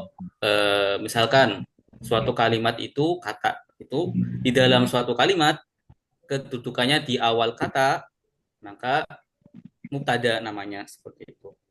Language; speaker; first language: Indonesian; native; Indonesian